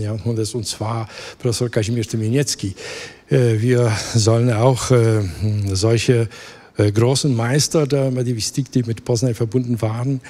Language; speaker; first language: German; non-native, fluent; Polish